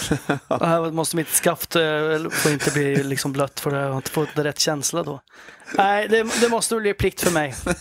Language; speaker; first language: Swedish; native; Swedish